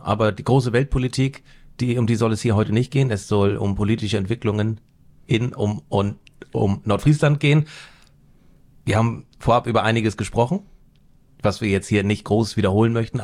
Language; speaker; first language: German; native; German